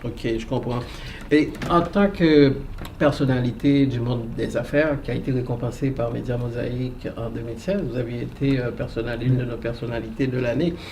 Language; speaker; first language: French; native; French